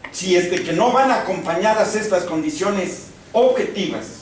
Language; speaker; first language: Spanish; native; Spanish